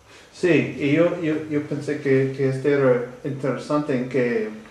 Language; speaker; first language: Spanish; non-native, learner; English